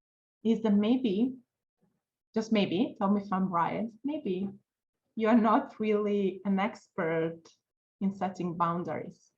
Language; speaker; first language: English; non-native, fluent; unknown